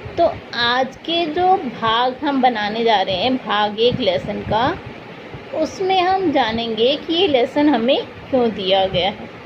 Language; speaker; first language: Hindi; native; Hindi